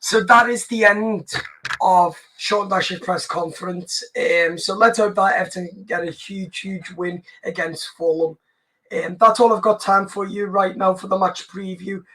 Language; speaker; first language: English; native; English